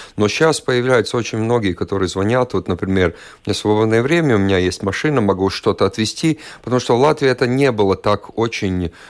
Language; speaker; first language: Russian; non-native, local second language; Latvian